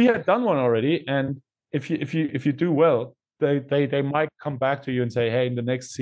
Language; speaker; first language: English; non-native, fluent; German